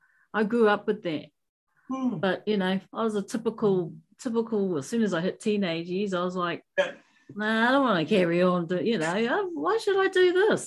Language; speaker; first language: English; native; English